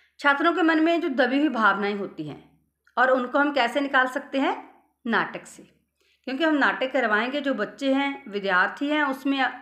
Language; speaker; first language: Hindi; non-native, local second language; Punjabi